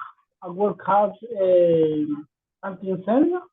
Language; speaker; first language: English; non-native, learner; Spanish